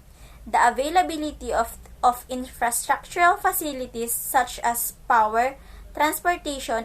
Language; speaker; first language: English; non-native, local second language; Filipino